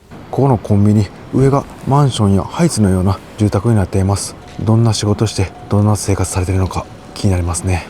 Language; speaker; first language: Japanese; native; Japanese